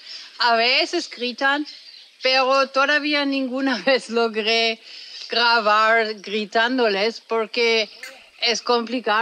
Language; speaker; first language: Spanish; non-native, fluent; German